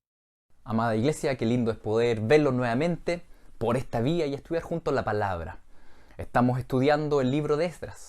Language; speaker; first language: Spanish; native; Spanish